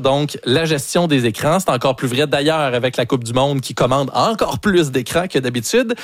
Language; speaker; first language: French; native; French